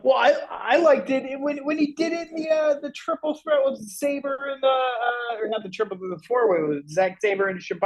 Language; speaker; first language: English; native; English